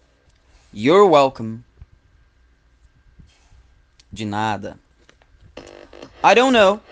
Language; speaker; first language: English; non-native, fluent; Portuguese